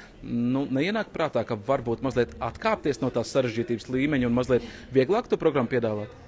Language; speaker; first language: Latvian; native; Latvian